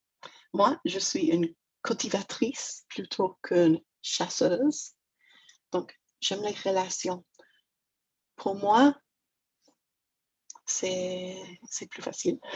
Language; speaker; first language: French; non-native, fluent; English